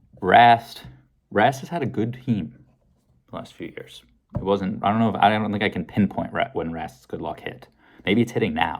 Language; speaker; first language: English; native; English